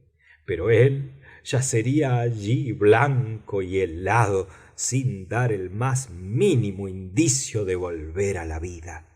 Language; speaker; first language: Spanish; native; Spanish